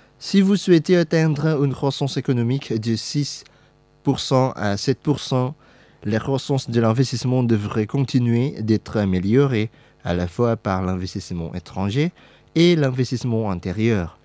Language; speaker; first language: French; non-native, fluent; Indonesian